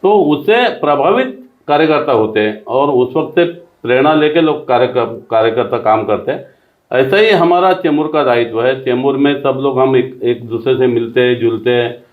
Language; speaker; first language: Hindi; non-native, local second language; Marathi